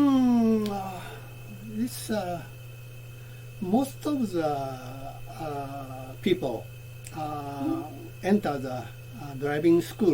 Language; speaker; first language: English; non-native, learner; Japanese